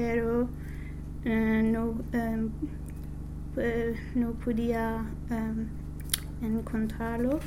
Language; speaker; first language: Spanish; non-native, learner; English